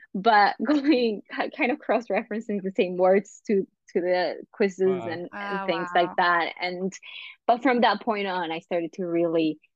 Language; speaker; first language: English; non-native, fluent; Spanish